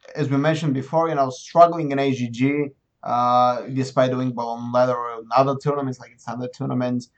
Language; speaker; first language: English; non-native, fluent; Bulgarian